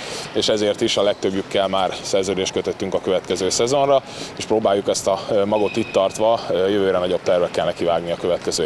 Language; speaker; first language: Hungarian; native; Hungarian